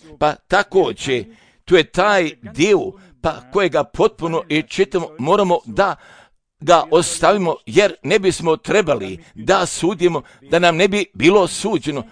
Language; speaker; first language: Croatian; non-native, fluent; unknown